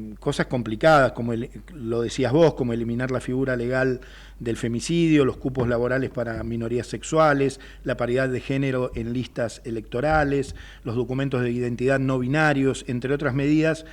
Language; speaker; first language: Spanish; native; Spanish